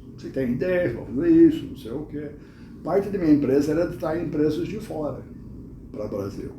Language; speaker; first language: Portuguese; non-native, fluent; English